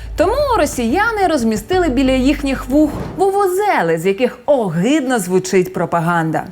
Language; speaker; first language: Ukrainian; native; Ukrainian